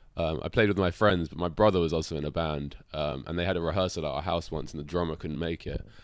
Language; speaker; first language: English; native; English